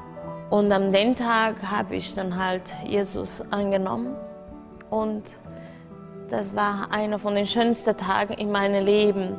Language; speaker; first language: German; non-native, fluent; Portuguese